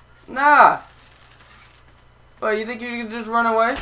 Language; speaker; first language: English; native; English